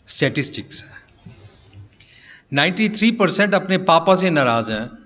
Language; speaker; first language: Hindi; non-native, local second language; Punjabi